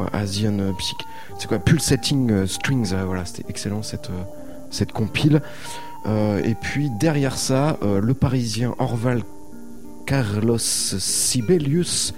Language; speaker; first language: French; native; French